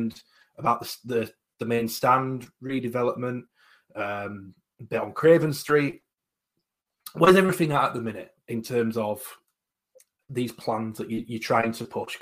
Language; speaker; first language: English; native; English